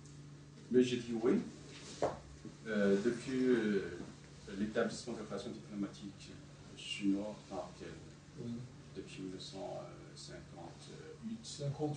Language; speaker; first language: French; non-native, fluent; Chinese